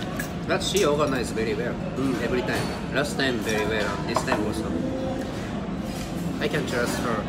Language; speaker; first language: English; non-native, learner; Japanese